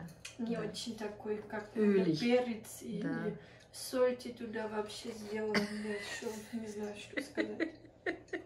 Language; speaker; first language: Russian; early bilingual, heritage; Russian